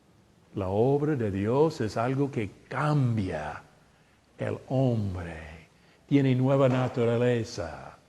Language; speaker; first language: Spanish; non-native, fluent; English